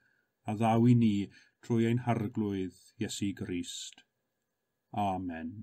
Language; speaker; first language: Welsh; native; Welsh